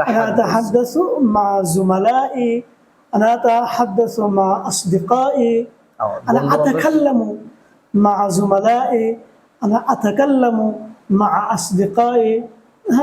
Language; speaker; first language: Arabic; non-native, fluent; Bangla